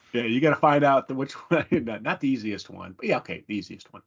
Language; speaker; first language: English; native; English